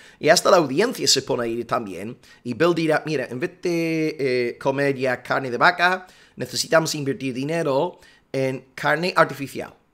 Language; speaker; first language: Spanish; non-native, fluent; English